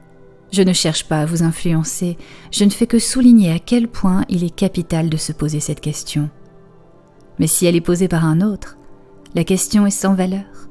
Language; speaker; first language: French; native; French